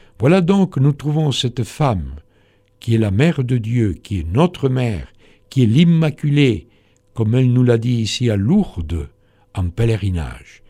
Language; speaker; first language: French; non-native, fluent; Spanish